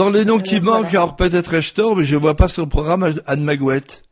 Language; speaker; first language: French; native; French